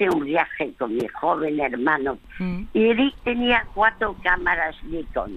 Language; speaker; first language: Spanish; early bilingual, other home language; French